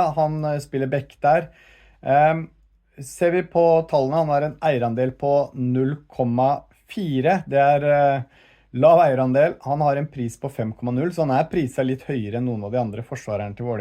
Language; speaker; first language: Norwegian; native; Norwegian